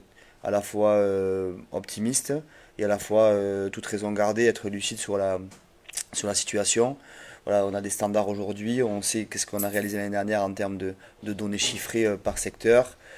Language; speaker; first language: French; native; French